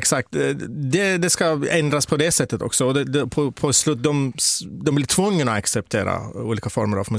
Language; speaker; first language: Swedish; non-native, fluent; Persian